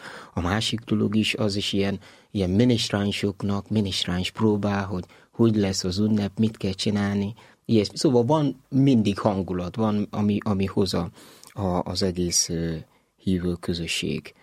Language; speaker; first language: Hungarian; non-native, learner; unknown